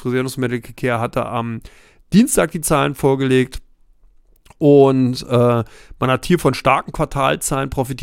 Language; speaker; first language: German; native; German